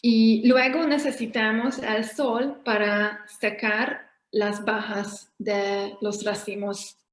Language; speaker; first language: Spanish; non-native, fluent; Hungarian